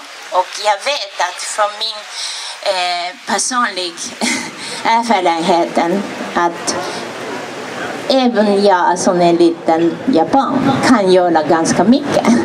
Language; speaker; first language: Swedish; non-native, fluent; Japanese